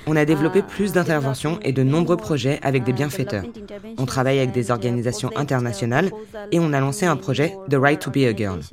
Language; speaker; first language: French; non-native, fluent; Bangla